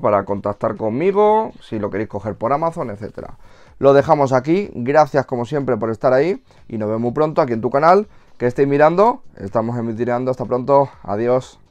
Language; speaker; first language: Spanish; native; Spanish